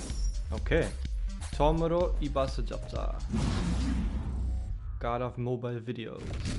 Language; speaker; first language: Korean; non-native, fluent; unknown